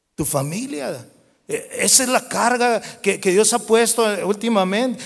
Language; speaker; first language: Spanish; native; Spanish